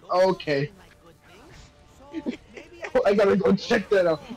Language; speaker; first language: English; native; English